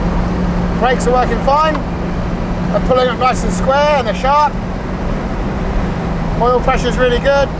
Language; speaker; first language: English; native; English